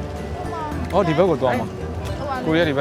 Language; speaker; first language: Burmese; native; Burmese